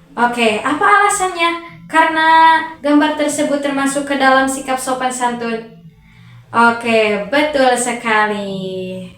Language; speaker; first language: Indonesian; native; Indonesian